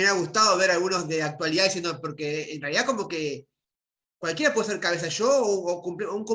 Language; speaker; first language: Spanish; native; Spanish